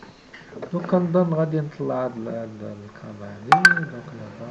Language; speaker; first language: Arabic; native; Arabic